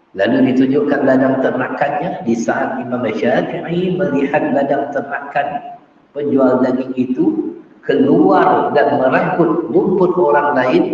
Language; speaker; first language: Malay; native; Malay